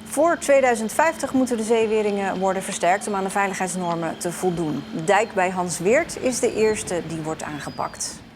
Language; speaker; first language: Dutch; native; Dutch